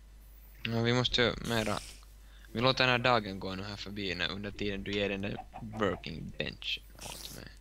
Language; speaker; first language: Swedish; non-native, local second language; Finnish